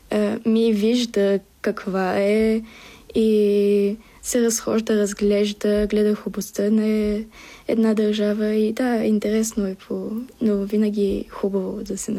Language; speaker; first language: Bulgarian; early bilingual, heritage; Bulgarian